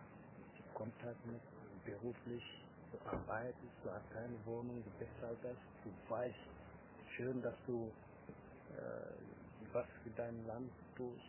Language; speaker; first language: German; non-native, learner; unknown